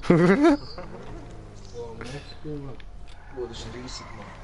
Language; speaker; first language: German; non-native, learner; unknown